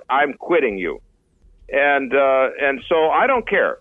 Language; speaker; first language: English; native; English